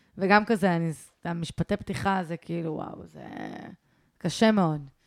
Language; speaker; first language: Hebrew; native; Hebrew